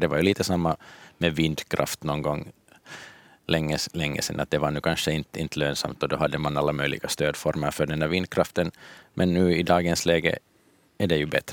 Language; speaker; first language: Swedish; native; Swedish